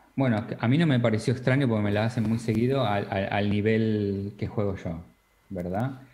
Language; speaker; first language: Spanish; native; Spanish